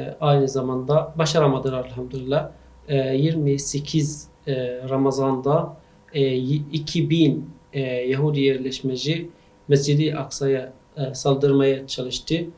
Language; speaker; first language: Turkish; non-native, learner; Arabic